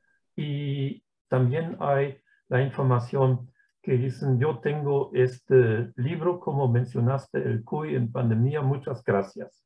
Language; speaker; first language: Spanish; non-native, fluent; German